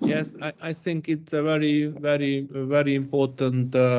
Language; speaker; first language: English; non-native, learner; Hungarian